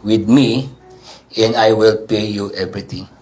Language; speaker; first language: English; non-native, local second language; Filipino